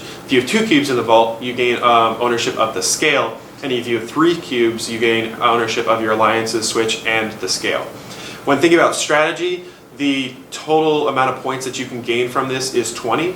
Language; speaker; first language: English; native; English